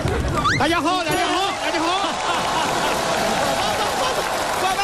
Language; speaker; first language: Chinese; non-native, fluent; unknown